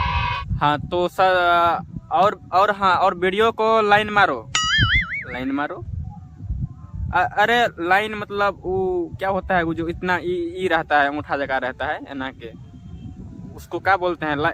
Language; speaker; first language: Hindi; non-native, local second language; Maithili